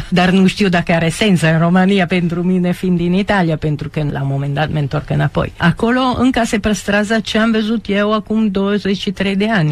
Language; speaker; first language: Romanian; non-native, fluent; Italian